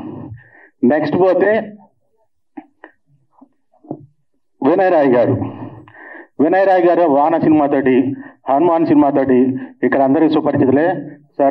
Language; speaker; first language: Telugu; native; Telugu